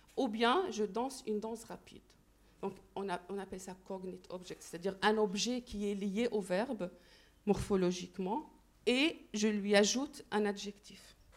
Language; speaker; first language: French; non-native, fluent; Arabic